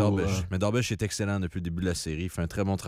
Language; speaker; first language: French; native; French